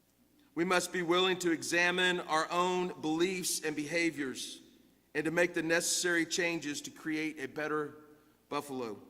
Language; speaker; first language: English; native; English